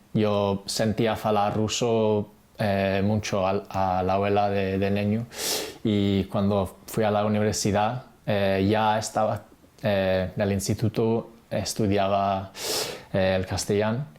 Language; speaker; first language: Spanish; non-native, fluent; English